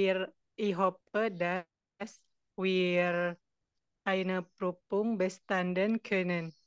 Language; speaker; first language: German; non-native, learner; Indonesian